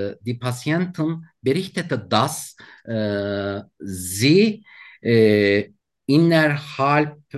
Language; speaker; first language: German; non-native, learner; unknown